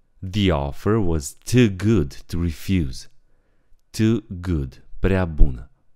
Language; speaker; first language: English; non-native, fluent; Romanian